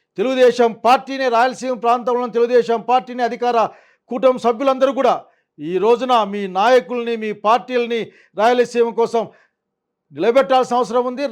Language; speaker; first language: Telugu; native; Telugu